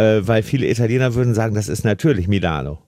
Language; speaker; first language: German; native; German